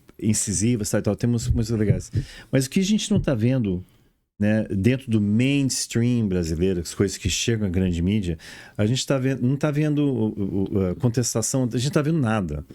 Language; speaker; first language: Portuguese; early bilingual, other home language; English